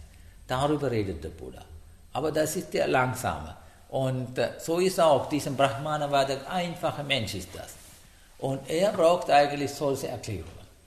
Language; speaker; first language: German; non-native, learner; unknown